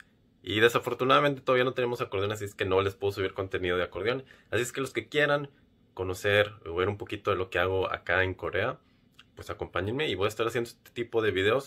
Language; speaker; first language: Spanish; native; Spanish